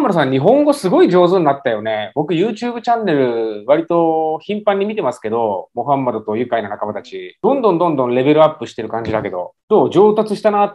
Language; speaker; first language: Japanese; native; Japanese